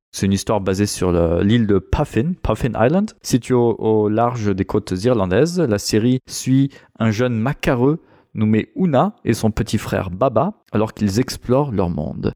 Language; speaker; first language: French; native; French